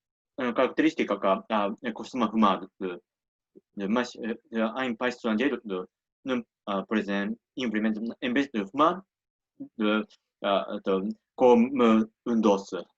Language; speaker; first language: Portuguese; non-native, learner; Japanese